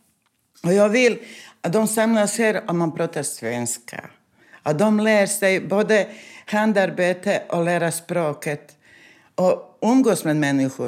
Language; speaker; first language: Swedish; non-native, fluent; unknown